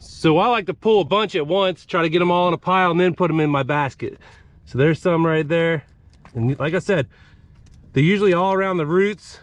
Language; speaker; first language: English; native; English